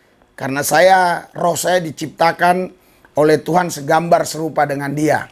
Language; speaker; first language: Indonesian; native; Indonesian